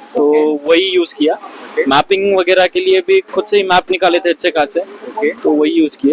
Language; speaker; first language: Hindi; native; Hindi